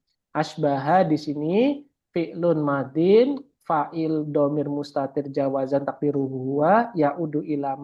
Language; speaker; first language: Arabic; non-native, fluent; Indonesian